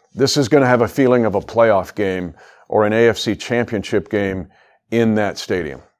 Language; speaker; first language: English; native; English